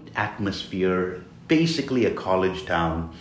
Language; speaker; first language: English; non-native, local second language; Tamil